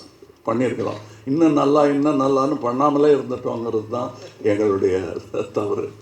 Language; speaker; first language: Tamil; native; Tamil